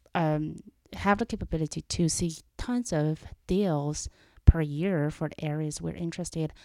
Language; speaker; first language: English; non-native, fluent; Chinese